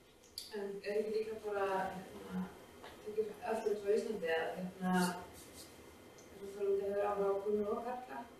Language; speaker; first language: Icelandic; non-native, learner; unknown